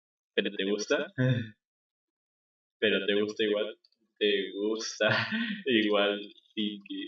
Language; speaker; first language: Spanish; native; Spanish